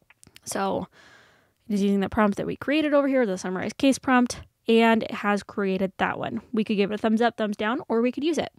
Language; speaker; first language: English; native; English